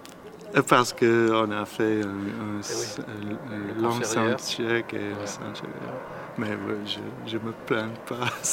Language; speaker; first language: French; non-native, learner; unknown